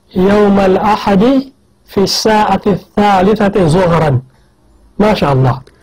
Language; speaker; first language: Arabic; non-native, fluent; Maguindanaon